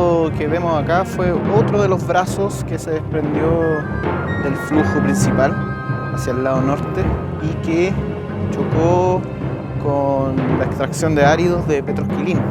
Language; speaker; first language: Spanish; native; Spanish